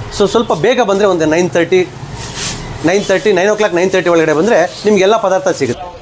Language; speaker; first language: Kannada; native; Kannada